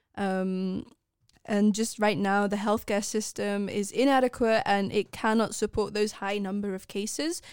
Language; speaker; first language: English; non-native, fluent; Persian